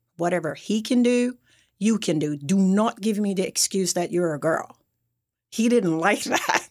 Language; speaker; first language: English; non-native, fluent; Persian